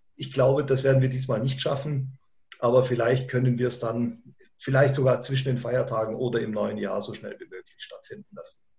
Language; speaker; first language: German; native; German